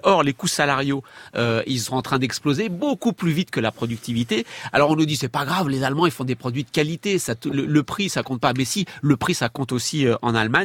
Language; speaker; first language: French; native; French